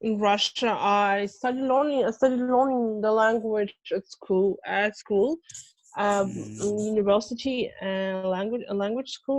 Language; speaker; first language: English; non-native, fluent; Russian